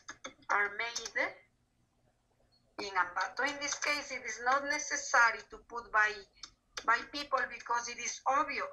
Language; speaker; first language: English; non-native, fluent; Spanish